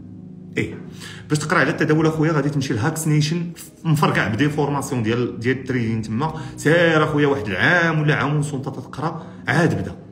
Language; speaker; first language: Arabic; native; Arabic